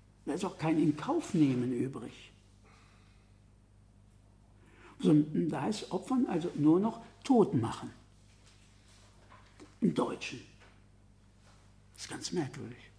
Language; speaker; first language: German; native; German